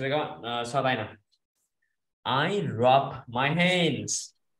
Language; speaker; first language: English; non-native, fluent; Vietnamese